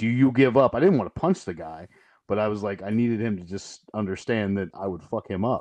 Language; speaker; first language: English; native; English